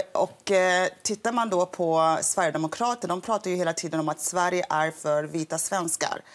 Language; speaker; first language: Swedish; early bilingual, other home language; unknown